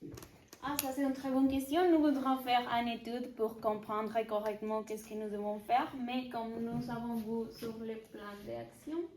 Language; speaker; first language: French; non-native, learner; Spanish